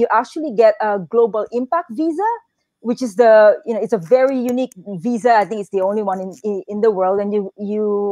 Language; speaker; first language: English; non-native, local second language; Filipino